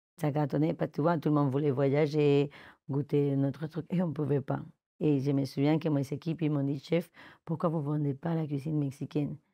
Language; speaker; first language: French; non-native, fluent; Spanish